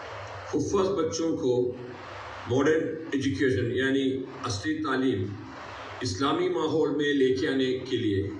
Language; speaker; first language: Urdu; non-native, local second language; Malayalam